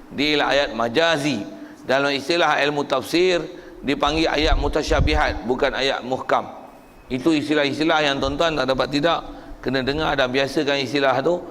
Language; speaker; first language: Malay; native; Malay